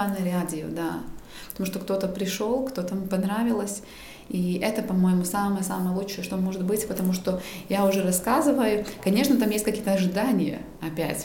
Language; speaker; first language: Russian; non-native, local second language; Latvian